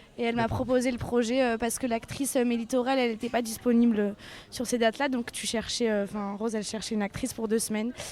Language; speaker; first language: French; native; French